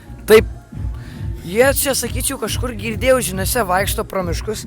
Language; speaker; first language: Lithuanian; native; Lithuanian